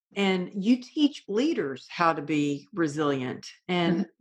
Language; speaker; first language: English; native; English